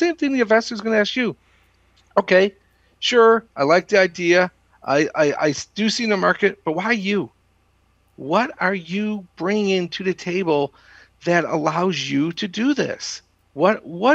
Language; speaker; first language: English; native; English